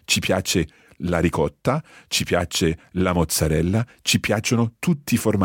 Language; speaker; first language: Italian; non-native, fluent; English